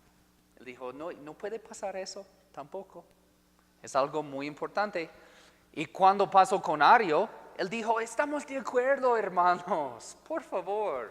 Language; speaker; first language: Spanish; non-native, fluent; English